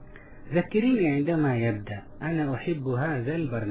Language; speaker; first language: Arabic; non-native, fluent; Malay